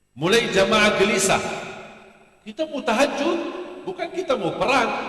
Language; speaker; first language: Malay; non-native, fluent; Arabic